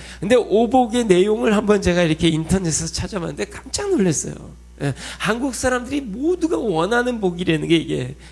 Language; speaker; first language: Korean; early bilingual, heritage; Korean